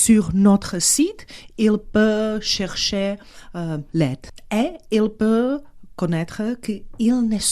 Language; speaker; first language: French; non-native, fluent; Czech